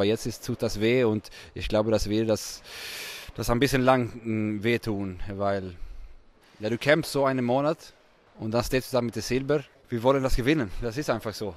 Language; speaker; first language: German; non-native, fluent; Swedish